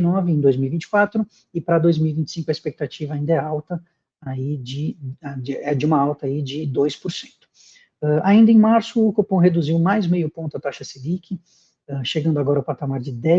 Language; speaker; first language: Portuguese; native; Portuguese